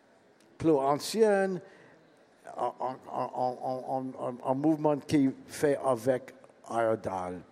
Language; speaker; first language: French; non-native, learner; English